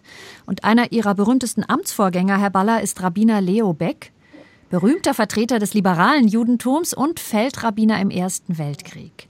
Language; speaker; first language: German; native; German